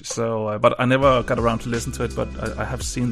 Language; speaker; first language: English; non-native, fluent; Danish